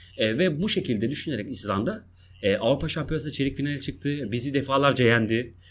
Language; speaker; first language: Turkish; non-native, local second language; Kurdish